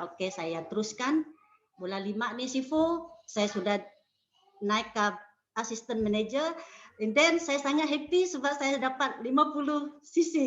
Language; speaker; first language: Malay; non-native, local second language; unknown